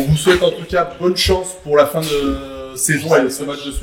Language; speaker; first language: French; native; French